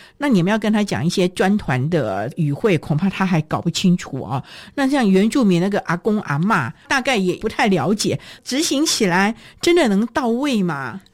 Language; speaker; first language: Chinese; native; Chinese